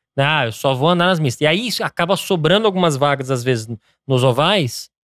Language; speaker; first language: Portuguese; early bilingual, other home language; English